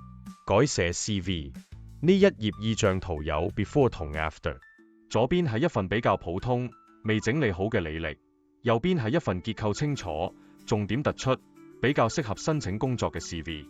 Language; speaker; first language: Cantonese; native; Cantonese